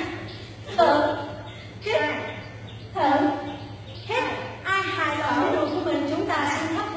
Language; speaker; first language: Vietnamese; native; Vietnamese